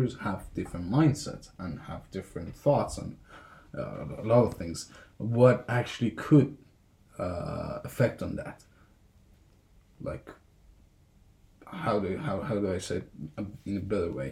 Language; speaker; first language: English; non-native, fluent; Persian